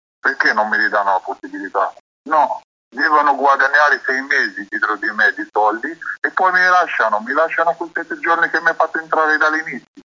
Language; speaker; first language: Italian; non-native, learner; Arabic